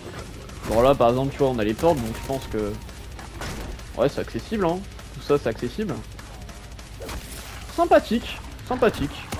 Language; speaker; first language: French; native; French